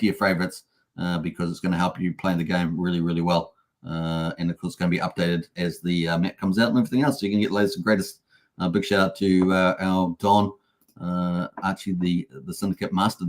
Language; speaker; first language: English; native; English